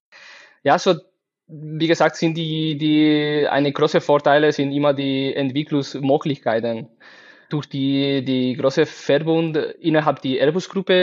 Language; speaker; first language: German; non-native, learner; Spanish